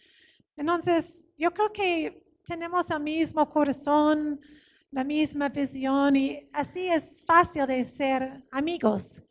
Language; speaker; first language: Spanish; non-native, fluent; English